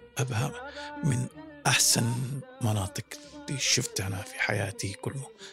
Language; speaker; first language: Arabic; early bilingual, other home language; Indonesian